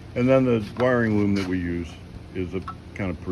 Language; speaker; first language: English; native; English